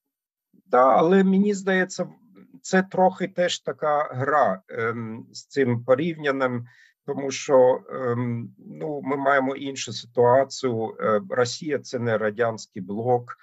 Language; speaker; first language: Ukrainian; non-native, fluent; German